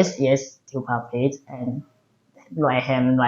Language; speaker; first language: English; non-native, learner; Chinese